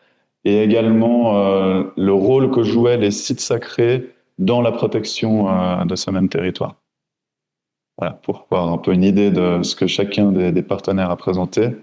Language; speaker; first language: French; native; French